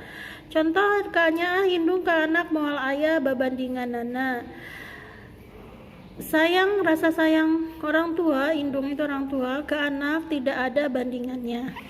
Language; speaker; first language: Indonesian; non-native, local second language; Sundanese